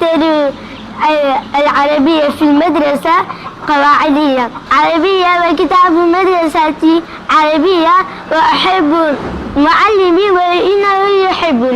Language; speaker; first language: Arabic; non-native, local second language; Central Kurdish